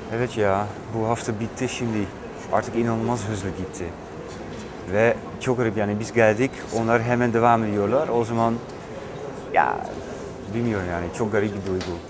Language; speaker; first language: Turkish; non-native, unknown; Dutch